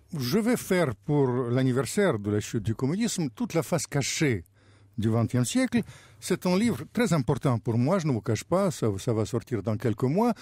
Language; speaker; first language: French; non-native, fluent; Russian